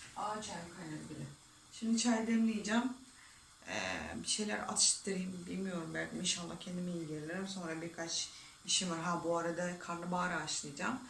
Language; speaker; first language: Turkish; non-native, fluent; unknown